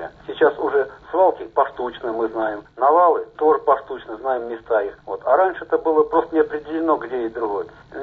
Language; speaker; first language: Russian; native; Russian